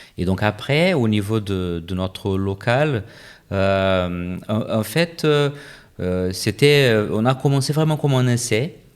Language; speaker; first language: French; non-native, fluent; Portuguese